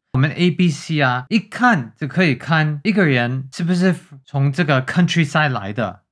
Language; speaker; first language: Chinese; early bilingual, heritage; Chinese